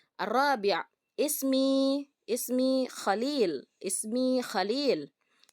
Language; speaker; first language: Arabic; non-native, fluent; Indonesian